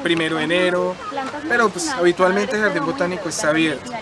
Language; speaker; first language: Spanish; native; Spanish